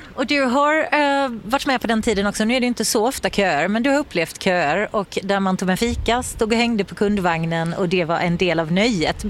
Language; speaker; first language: Swedish; native; Swedish